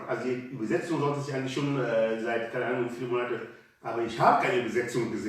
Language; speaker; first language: German; non-native, learner; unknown